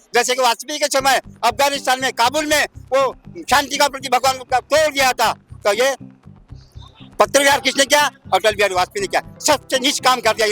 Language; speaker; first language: Hindi; native; Hindi